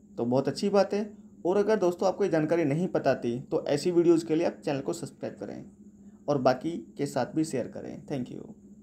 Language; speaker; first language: Hindi; native; Hindi